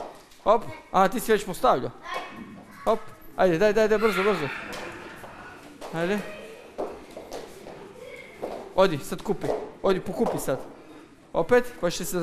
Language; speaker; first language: Croatian; native; Croatian